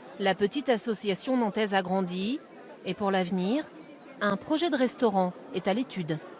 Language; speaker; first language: French; native; French